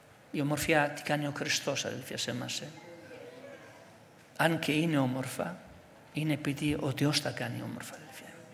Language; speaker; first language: Greek; non-native, fluent; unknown